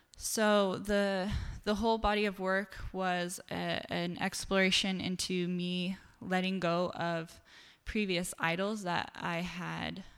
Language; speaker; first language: English; native; English